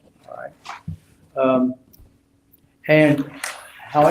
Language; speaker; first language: English; native; English